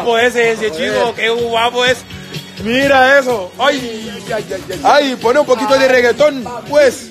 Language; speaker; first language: Spanish; non-native, fluent; French